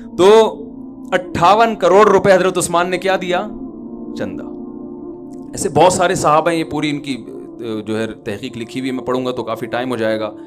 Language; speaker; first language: Urdu; native; Urdu